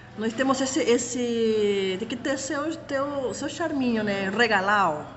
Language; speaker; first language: Portuguese; non-native, fluent; Spanish